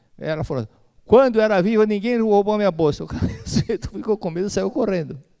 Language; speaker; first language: Portuguese; native; Portuguese